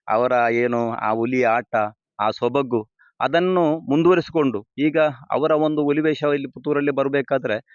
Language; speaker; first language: Kannada; non-native, local second language; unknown